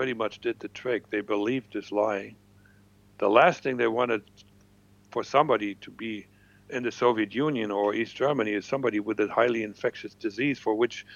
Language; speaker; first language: English; non-native, fluent; German